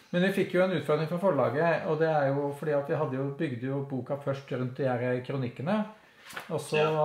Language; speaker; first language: Norwegian; native; Norwegian